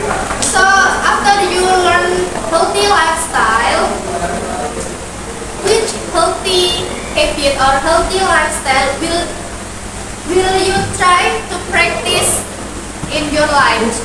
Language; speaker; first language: English; non-native, fluent; Indonesian